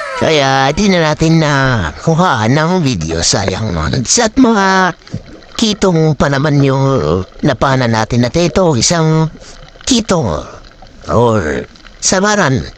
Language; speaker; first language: Filipino; non-native, local second language; Waray